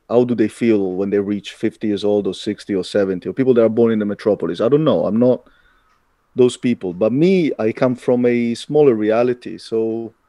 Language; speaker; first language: English; non-native, fluent; Italian